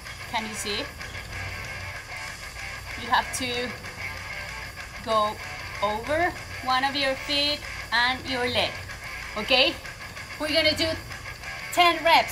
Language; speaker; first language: English; non-native, fluent; Spanish